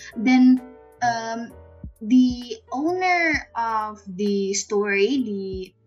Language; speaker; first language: English; non-native, fluent; Indonesian